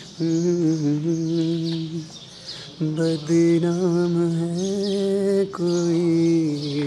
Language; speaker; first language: Urdu; non-native, local second language; Punjabi